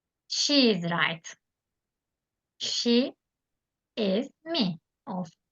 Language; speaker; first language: English; non-native, learner; Turkish